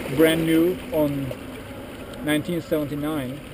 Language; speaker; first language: English; non-native, fluent; Turkish